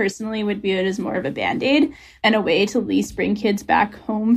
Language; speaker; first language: English; native; English